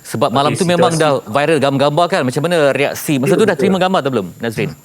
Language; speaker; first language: Malay; native; Malay